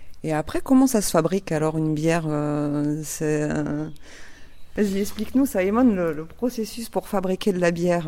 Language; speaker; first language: French; native; French